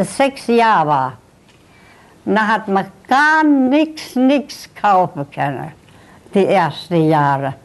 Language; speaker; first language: German; early bilingual, heritage; German